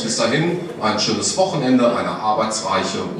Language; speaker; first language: German; native; German